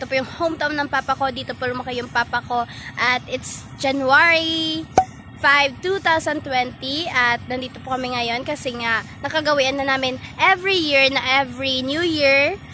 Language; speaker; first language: Filipino; non-native, local second language; Hiligaynon